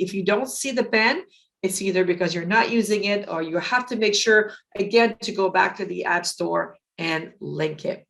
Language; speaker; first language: English; native; English